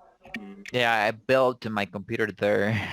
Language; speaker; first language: English; non-native, learner; Spanish